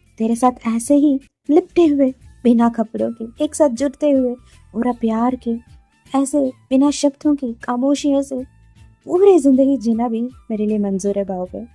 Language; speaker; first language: Hindi; non-native, local second language; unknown